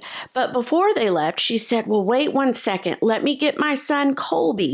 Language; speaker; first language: English; native; English